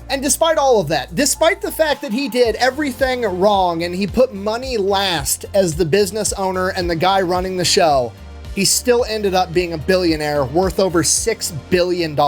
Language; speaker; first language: English; native; English